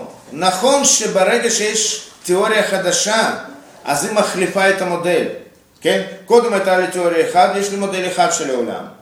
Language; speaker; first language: Hebrew; non-native, fluent; Russian